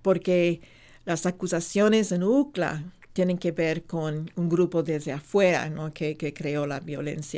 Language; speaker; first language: Spanish; non-native, fluent; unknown